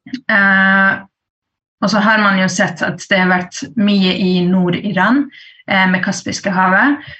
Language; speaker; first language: Norwegian; early bilingual, other home language; Persian